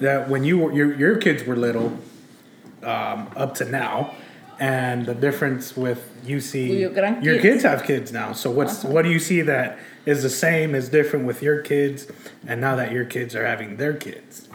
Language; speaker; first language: English; early bilingual, other home language; Spanish